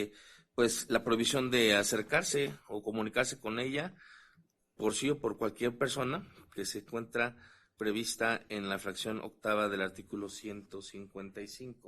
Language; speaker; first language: Spanish; native; Spanish